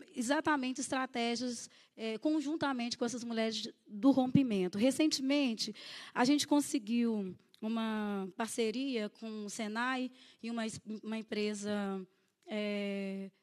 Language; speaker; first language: Portuguese; native; Portuguese